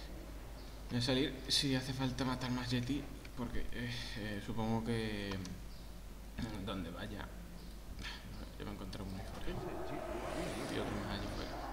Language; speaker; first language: Spanish; native; Spanish